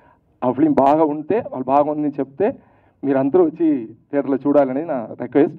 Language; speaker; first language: Telugu; non-native, local second language; Tamil